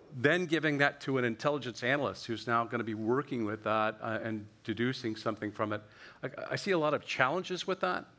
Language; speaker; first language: English; native; English